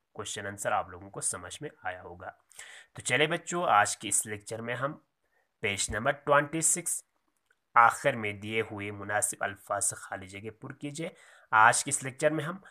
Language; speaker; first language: Urdu; non-native, local second language; Kashmiri